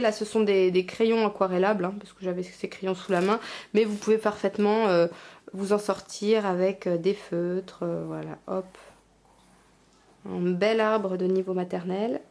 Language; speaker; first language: French; native; French